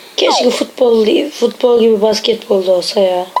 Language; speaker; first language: Turkish; native; Turkish